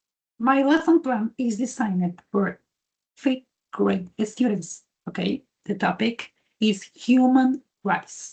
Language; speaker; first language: English; non-native, learner; Spanish